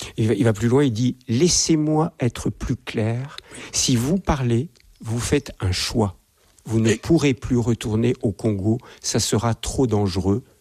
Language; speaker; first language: French; native; French